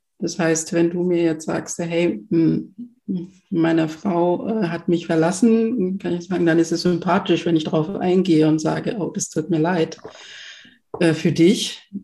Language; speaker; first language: German; early bilingual, other home language; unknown